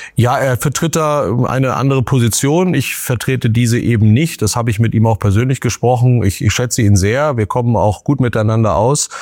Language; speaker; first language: German; native; German